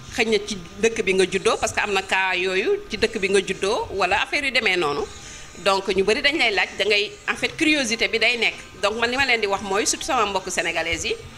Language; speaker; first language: Wolof; native; Wolof